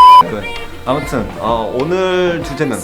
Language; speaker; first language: Korean; early bilingual, heritage; Korean